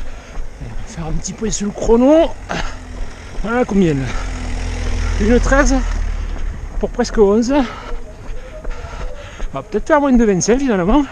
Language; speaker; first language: French; native; French